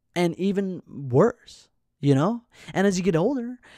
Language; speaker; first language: English; native; English